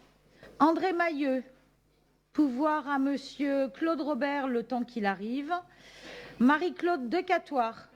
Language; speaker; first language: French; native; French